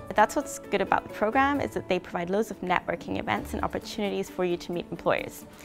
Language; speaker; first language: English; non-native, fluent; Danish